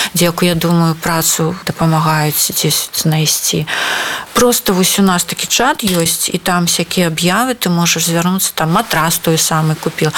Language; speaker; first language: Belarusian; non-native, local second language; Russian